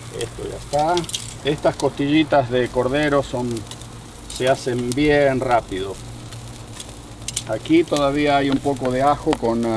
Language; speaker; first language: Spanish; native; Spanish